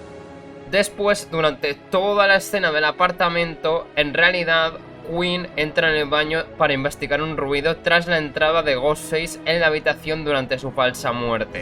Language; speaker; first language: Spanish; native; Spanish